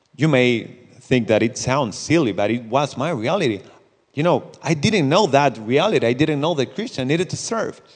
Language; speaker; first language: English; non-native, fluent; Spanish